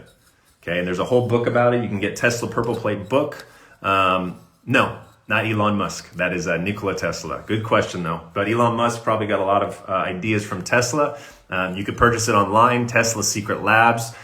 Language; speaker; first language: English; native; English